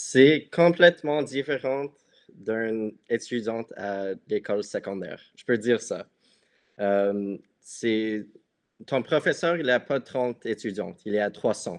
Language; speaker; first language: French; non-native, local second language; English